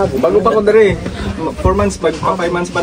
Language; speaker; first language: Filipino; non-native, local second language; Cebuano